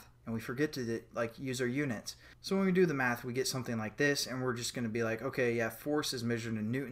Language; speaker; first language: English; native; English